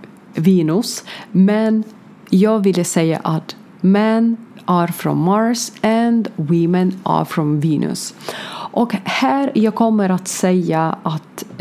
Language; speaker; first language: Swedish; non-native, learner; Ukrainian